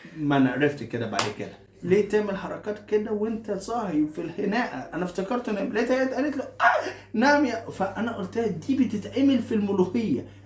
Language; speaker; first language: Egyptian Arabic; non-native, fluent; English